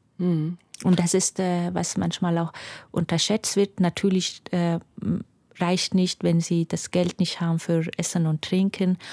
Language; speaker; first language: German; non-native, fluent; Persian